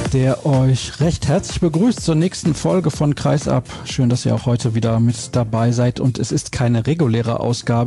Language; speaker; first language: German; native; German